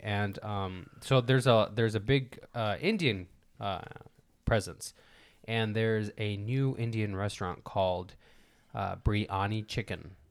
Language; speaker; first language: English; early bilingual, other home language; Spanish